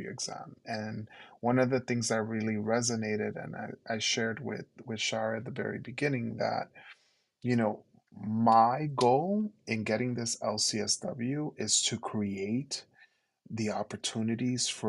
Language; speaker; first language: English; early bilingual, other home language; Spanish